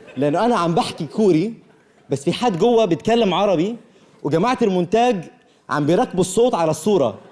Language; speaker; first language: Arabic; early bilingual, other home language; Korean